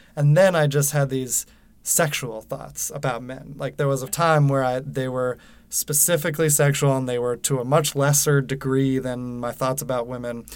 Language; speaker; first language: English; native; English